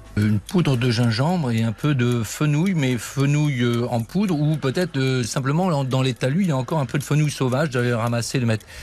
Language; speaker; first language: French; native; French